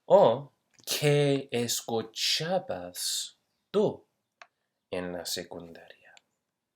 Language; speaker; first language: Spanish; non-native, fluent; English